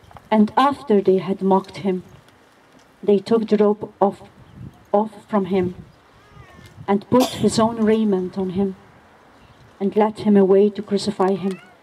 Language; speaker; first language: English; non-native, fluent; Maltese